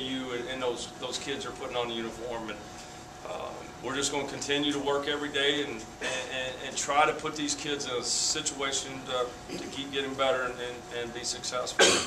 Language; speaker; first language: English; native; English